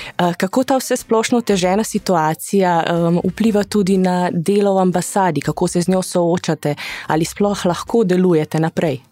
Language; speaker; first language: Slovenian; early bilingual, heritage; Slovenian